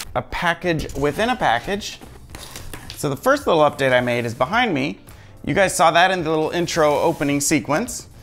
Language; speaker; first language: English; native; English